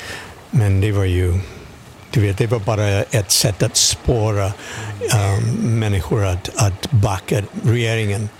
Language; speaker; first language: Swedish; non-native, fluent; English